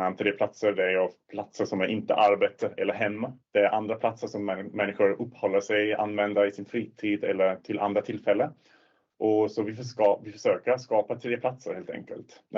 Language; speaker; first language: Swedish; non-native, fluent; Swiss German